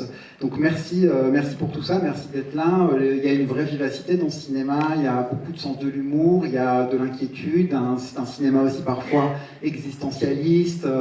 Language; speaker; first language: French; native; French